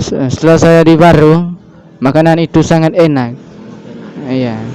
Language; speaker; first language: Indonesian; non-native, local second language; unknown